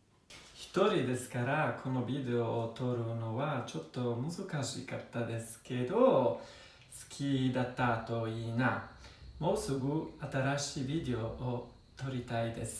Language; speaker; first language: Japanese; non-native, learner; Italian